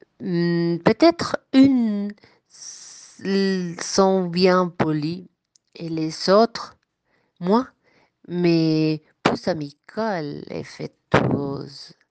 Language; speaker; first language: French; non-native, fluent; Spanish